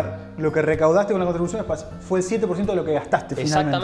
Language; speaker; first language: Spanish; native; Spanish